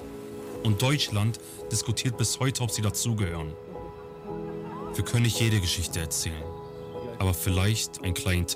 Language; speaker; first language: German; early bilingual, other home language; Kurdish